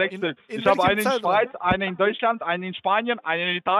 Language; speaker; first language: German; non-native, fluent; Albanian